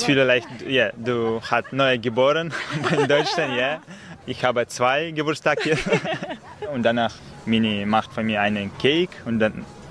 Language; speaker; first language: German; non-native, learner; Russian